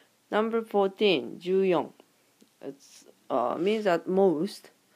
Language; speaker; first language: English; non-native, fluent; Japanese